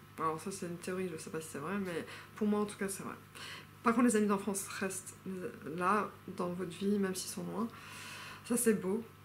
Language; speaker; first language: French; non-native, fluent; English